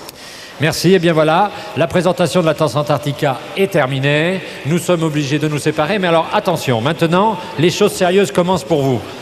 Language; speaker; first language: French; native; French